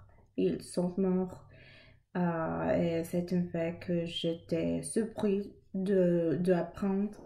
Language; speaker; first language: French; non-native, learner; English